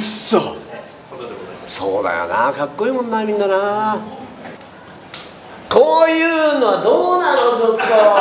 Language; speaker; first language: Japanese; native; Japanese